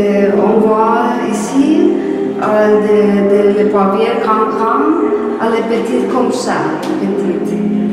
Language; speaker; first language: French; non-native, learner; Spanish